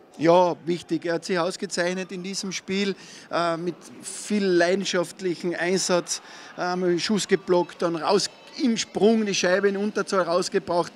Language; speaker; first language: German; native; German